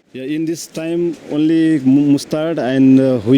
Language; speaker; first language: English; non-native, learner; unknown